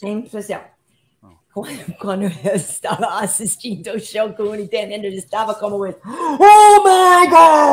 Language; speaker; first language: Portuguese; non-native, learner; English